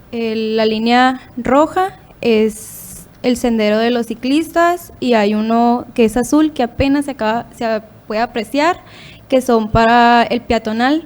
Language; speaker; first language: Spanish; native; Spanish